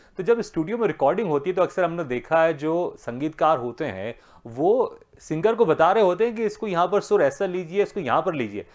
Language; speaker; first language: Hindi; native; Hindi